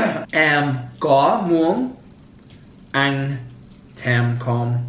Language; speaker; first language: Vietnamese; early bilingual, heritage; Vietnamese